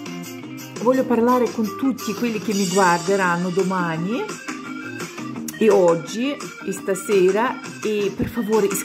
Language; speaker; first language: Italian; non-native, fluent; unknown